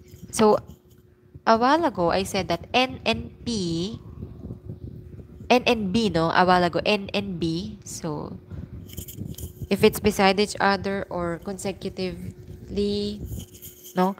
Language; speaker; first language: English; non-native, local second language; Filipino